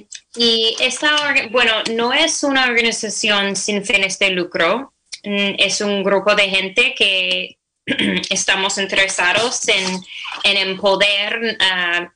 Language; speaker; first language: Spanish; non-native, fluent; English